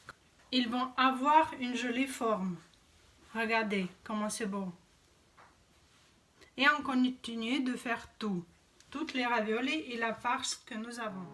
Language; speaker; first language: French; non-native, fluent; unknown